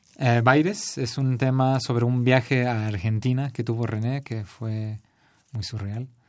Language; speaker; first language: Spanish; early bilingual, heritage; Spanish